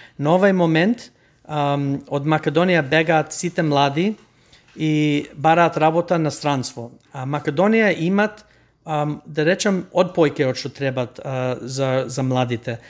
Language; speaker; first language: Macedonian; early bilingual, heritage; Macedonian